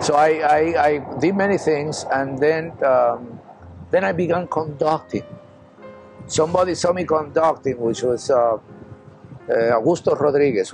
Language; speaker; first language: English; non-native, fluent; Spanish